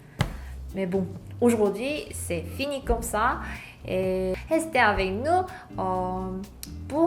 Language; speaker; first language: French; non-native, learner; Korean